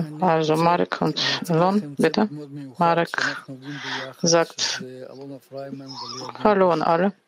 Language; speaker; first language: German; non-native, fluent; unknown